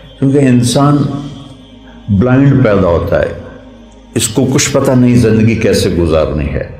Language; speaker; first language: Urdu; non-native, local second language; Punjabi